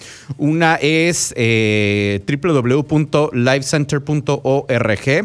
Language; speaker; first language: Spanish; native; Spanish